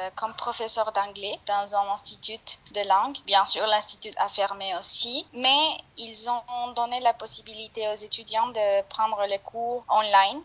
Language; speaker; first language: French; non-native, fluent; Spanish